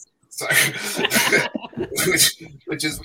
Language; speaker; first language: English; native; English